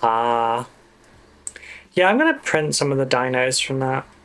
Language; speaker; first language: English; native; English